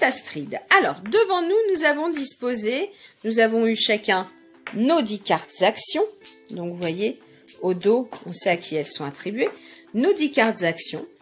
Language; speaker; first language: French; native; French